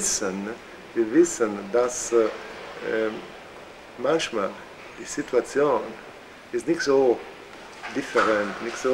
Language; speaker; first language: German; non-native, fluent; Italian